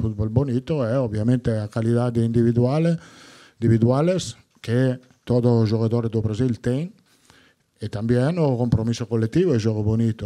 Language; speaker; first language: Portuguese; non-native, learner; Italian